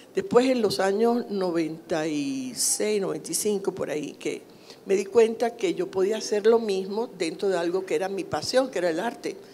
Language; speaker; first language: Spanish; native; Spanish